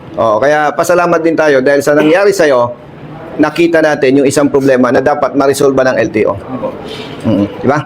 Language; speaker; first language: Filipino; native; Filipino